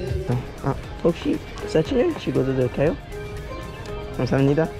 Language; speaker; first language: Korean; non-native, learner; French